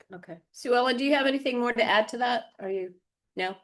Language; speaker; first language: English; native; English